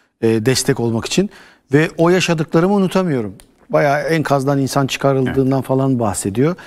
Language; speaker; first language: Turkish; native; Turkish